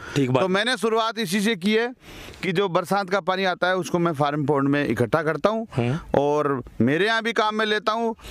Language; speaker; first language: Hindi; native; Hindi